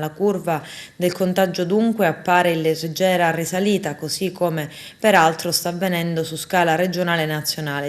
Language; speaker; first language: Italian; native; Italian